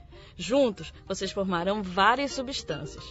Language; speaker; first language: Portuguese; native; Portuguese